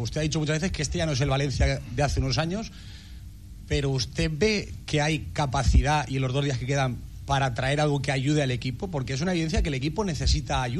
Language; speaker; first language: Spanish; native; Spanish